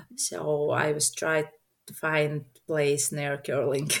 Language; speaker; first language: English; non-native, learner; Latvian